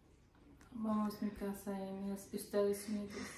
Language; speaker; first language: Spanish; non-native, learner; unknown